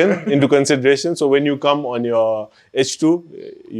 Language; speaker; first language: English; non-native, local second language; Nepali